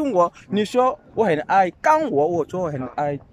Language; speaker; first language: Chinese; non-native, learner; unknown